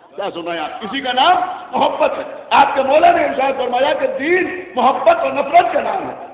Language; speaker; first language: Urdu; native; Urdu